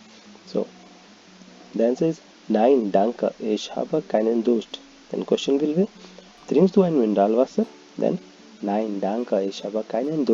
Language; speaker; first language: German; non-native, fluent; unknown